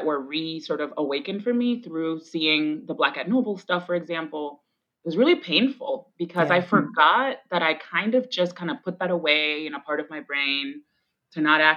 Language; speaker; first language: English; early bilingual, other home language; Spanish